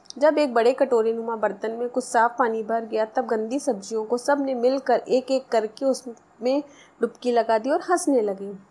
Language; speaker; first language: Hindi; non-native, local second language; Marathi